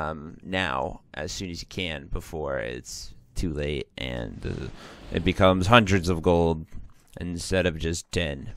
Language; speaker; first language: English; native; English